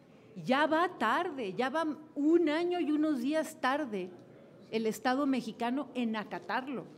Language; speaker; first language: Spanish; native; Spanish